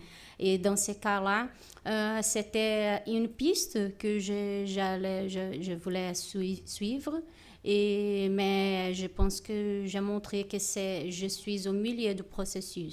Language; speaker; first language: French; non-native, fluent; Portuguese